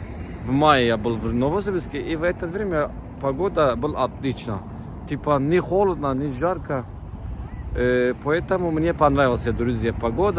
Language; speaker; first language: Russian; non-native, learner; Turkish